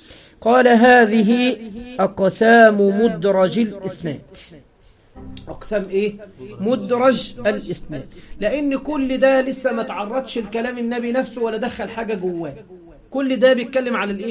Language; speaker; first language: Arabic; native; Arabic